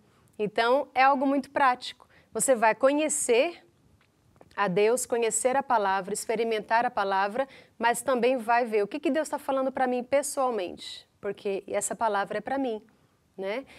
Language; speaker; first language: Portuguese; native; Portuguese